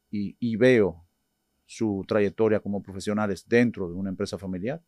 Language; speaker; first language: Spanish; native; Spanish